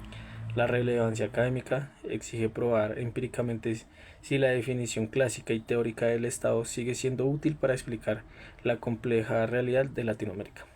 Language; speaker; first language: Spanish; native; Spanish